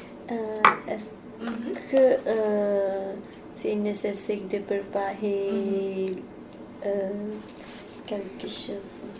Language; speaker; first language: French; non-native, learner; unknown